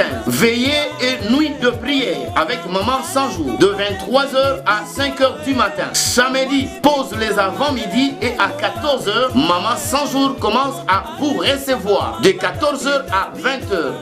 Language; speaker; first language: French; non-native, local second language; Lingala